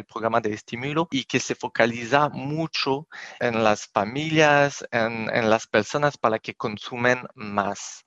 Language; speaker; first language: Spanish; non-native, fluent; French